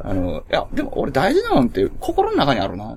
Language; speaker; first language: Japanese; native; Japanese